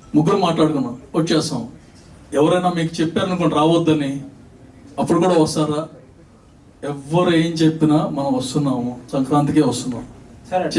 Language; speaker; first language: Telugu; native; Telugu